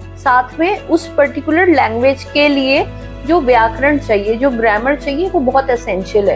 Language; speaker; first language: Hindi; native; Hindi